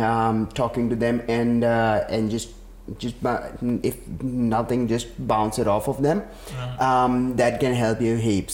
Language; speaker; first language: English; non-native, local second language; Urdu